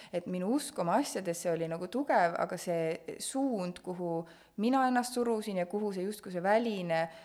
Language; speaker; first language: Estonian; native; Estonian